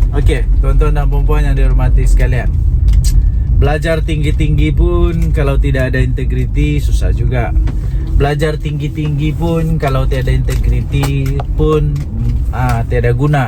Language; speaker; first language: Malay; native; Malay